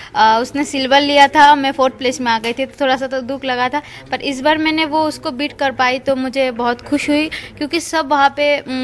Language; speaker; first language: Hindi; non-native, local second language; Bangla